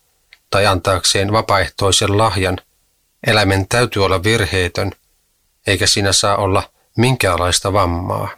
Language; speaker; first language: Finnish; native; Finnish